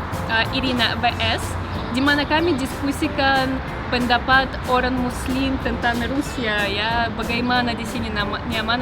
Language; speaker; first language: Indonesian; non-native, fluent; Russian